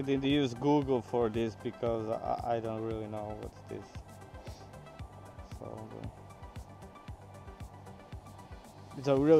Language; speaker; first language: English; non-native, learner; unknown